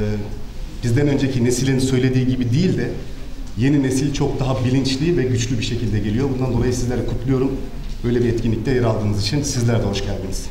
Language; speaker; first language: Turkish; native; Turkish